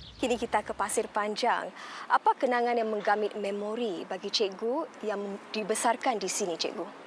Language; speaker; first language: Malay; native; Malay